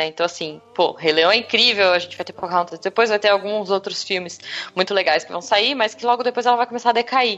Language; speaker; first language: Portuguese; native; Portuguese